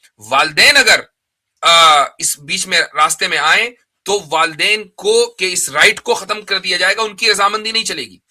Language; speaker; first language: Urdu; native; Urdu